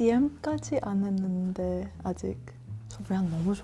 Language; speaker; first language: Korean; non-native, learner; English